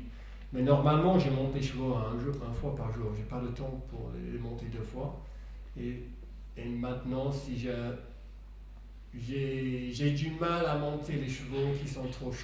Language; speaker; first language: French; non-native, fluent; English